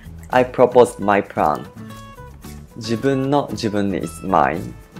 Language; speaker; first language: English; non-native, fluent; Japanese